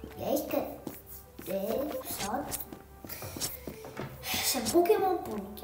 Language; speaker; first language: Finnish; early bilingual, other home language; Russian